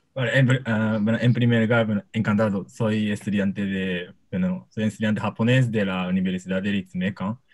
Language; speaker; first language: Spanish; non-native, learner; Japanese